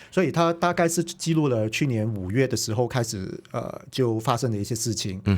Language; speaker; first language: Chinese; native; Chinese